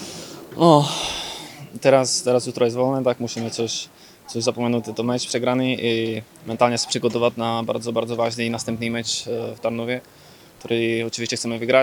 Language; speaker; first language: Polish; non-native, fluent; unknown